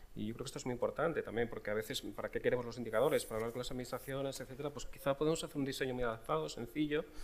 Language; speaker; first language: Spanish; native; Spanish